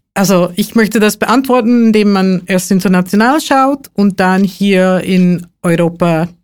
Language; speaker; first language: German; non-native, fluent; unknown